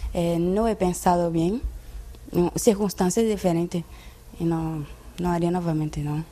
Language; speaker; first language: Spanish; non-native, learner; Portuguese